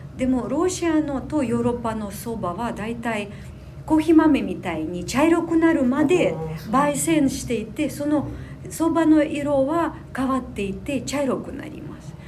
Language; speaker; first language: Japanese; non-native, fluent; Ukrainian